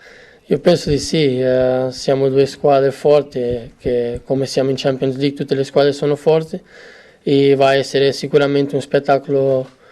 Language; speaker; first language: Italian; non-native, fluent; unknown